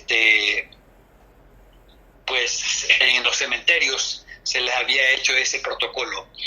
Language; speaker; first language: Spanish; native; Spanish